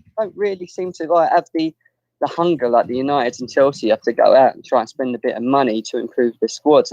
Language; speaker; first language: English; native; English